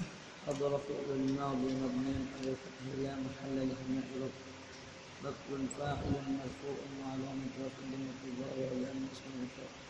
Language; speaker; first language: Arabic; non-native, learner; Indonesian